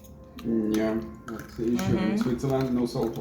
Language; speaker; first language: English; non-native, learner; German